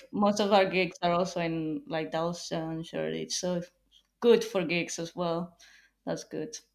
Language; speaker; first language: English; non-native, fluent; Spanish